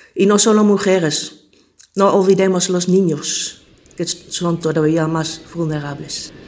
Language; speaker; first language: Spanish; non-native, fluent; Dutch